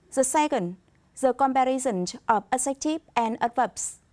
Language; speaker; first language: English; non-native, fluent; Vietnamese